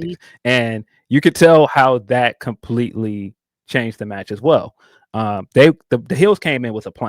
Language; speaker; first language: English; native; English